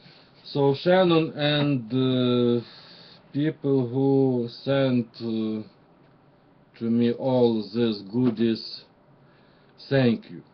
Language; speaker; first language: English; non-native, learner; Russian